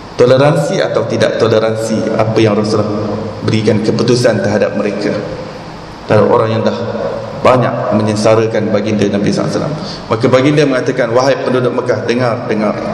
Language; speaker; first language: Malay; native; Malay